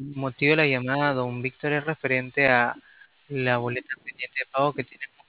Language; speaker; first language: Spanish; native; Spanish